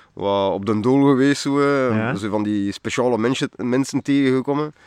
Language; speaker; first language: Dutch; non-native, fluent; French